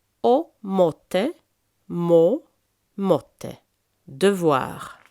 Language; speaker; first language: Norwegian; non-native, fluent; French